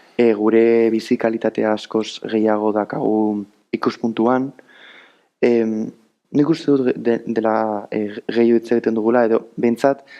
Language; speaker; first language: Basque; native; Basque